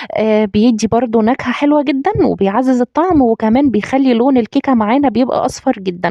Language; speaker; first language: Arabic; native; Arabic